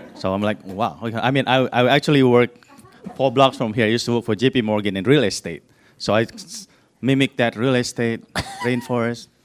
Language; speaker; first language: English; non-native, fluent; Indonesian